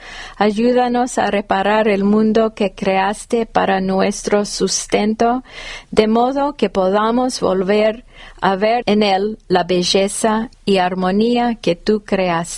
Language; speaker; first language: Spanish; non-native, fluent; English